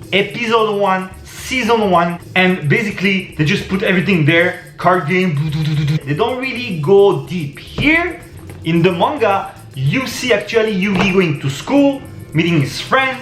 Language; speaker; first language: English; non-native, fluent; French